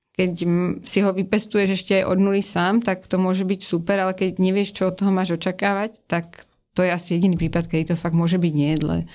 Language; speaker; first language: Slovak; early bilingual, heritage; Slovak